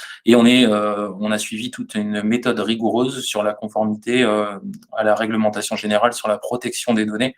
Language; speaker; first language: French; native; French